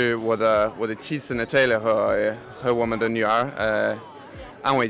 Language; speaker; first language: Chinese; non-native, fluent; Danish